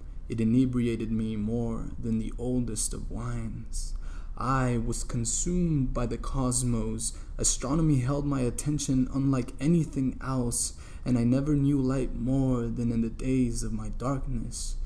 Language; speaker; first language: English; early bilingual, other home language; Spanish